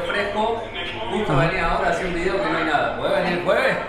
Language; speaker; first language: Spanish; native; Spanish